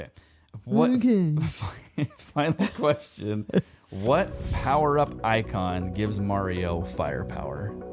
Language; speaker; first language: English; native; English